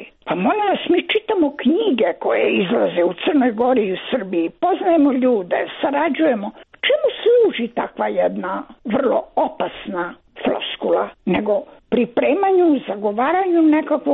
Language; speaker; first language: Croatian; native; Croatian